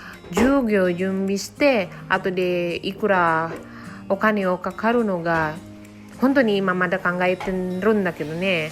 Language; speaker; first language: Japanese; non-native, fluent; Indonesian